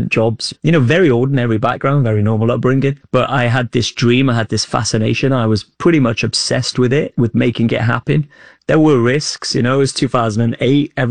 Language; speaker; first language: English; native; English